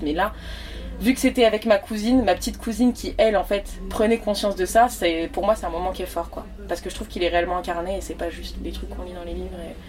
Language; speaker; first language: French; native; French